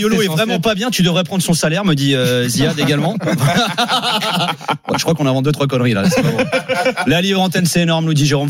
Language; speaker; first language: French; native; French